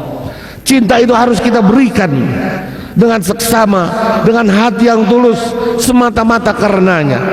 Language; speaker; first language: Indonesian; native; Indonesian